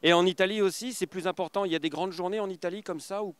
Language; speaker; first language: French; native; French